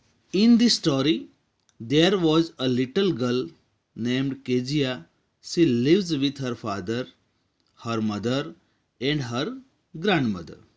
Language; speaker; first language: English; non-native, local second language; Gujarati